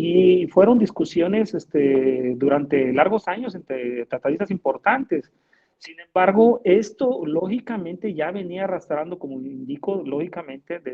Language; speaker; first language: Spanish; native; Spanish